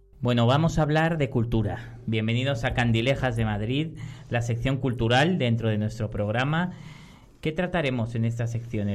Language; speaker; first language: Spanish; native; Spanish